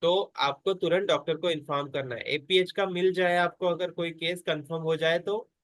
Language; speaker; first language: Hindi; non-native, local second language; Marathi